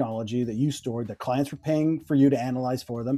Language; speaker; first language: English; native; English